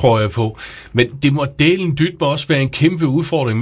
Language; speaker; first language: Danish; native; Danish